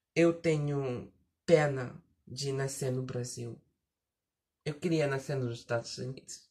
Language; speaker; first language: Portuguese; early bilingual, heritage; Portuguese